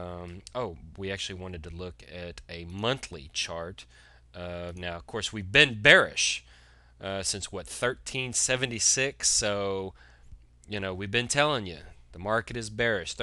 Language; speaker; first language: English; native; English